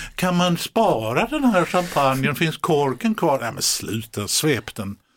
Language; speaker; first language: Swedish; native; Swedish